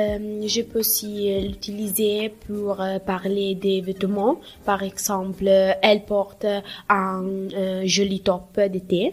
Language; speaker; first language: French; non-native, learner; Italian